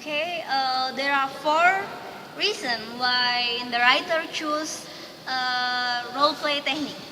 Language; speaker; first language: English; non-native, learner; Indonesian